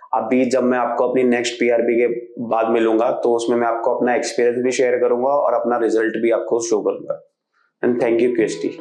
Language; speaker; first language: Hindi; native; Hindi